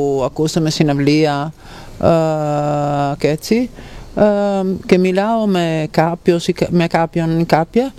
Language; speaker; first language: Greek; non-native, fluent; Italian